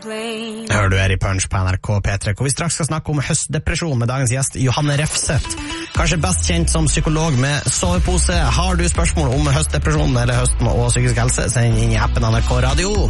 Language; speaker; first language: Norwegian; native; Norwegian